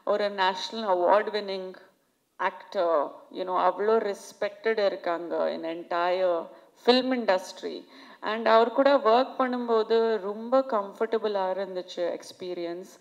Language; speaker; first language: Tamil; non-native, fluent; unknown